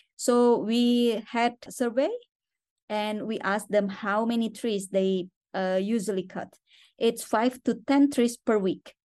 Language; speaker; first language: English; non-native, fluent; Indonesian